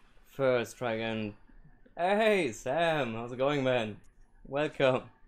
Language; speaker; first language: English; non-native, fluent; German